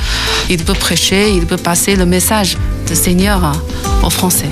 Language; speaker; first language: French; non-native, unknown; Chinese